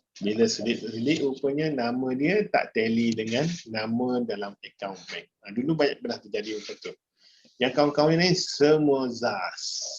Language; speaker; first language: Malay; native; Malay